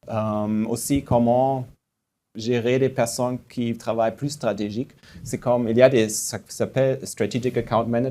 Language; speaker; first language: French; non-native, fluent; German